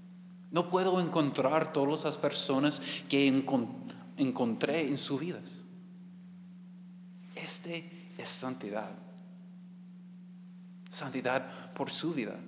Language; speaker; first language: Spanish; non-native, learner; English